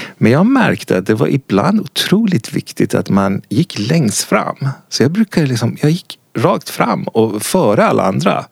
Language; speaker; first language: Swedish; non-native, fluent; Persian